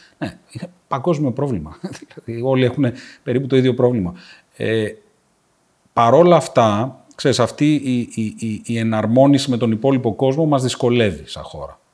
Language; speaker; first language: Greek; native; Greek